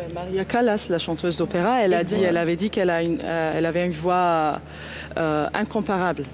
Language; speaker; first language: French; non-native, fluent; Arabic